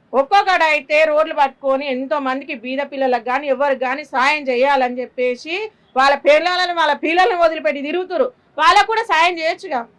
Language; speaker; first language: Telugu; native; Telugu